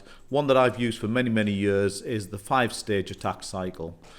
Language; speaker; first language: English; native; English